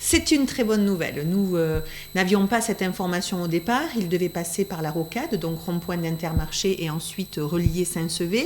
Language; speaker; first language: French; native; French